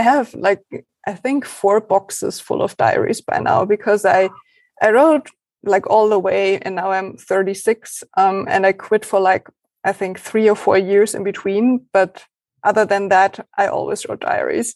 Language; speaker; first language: English; non-native, fluent; German